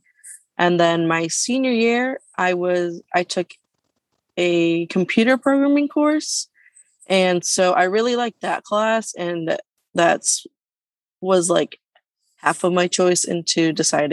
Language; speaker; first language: English; native; English